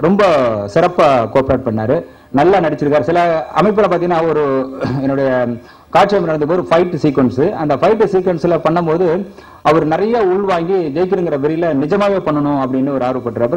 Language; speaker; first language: Tamil; native; Tamil